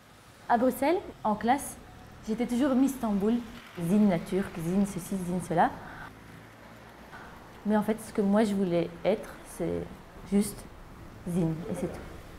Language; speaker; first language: French; early bilingual, other home language; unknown